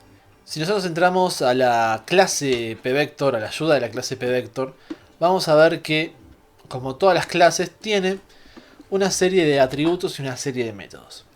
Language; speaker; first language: Spanish; native; Spanish